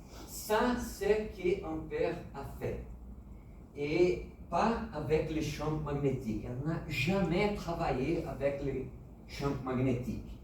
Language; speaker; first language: French; non-native, fluent; Portuguese